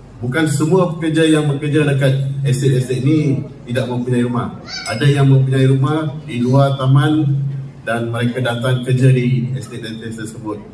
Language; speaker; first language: Malay; non-native, local second language; Tamil